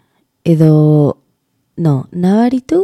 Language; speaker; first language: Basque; non-native, learner; Spanish